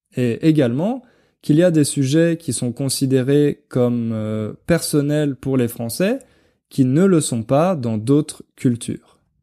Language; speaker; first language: French; native; French